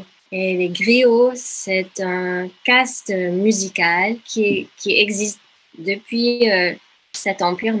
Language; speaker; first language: French; non-native, fluent; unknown